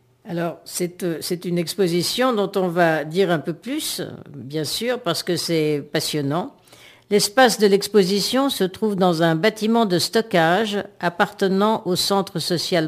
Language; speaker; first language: French; native; French